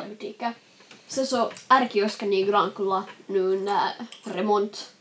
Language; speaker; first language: Finnish; non-native, local second language; Swedish